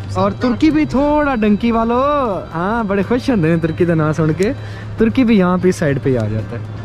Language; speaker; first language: Urdu; non-native, local second language; Punjabi